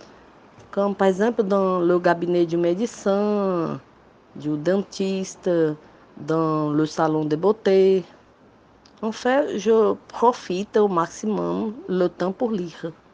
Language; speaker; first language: French; non-native, learner; Portuguese